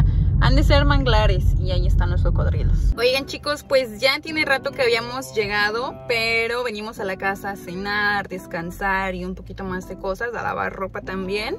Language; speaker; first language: Spanish; native; Spanish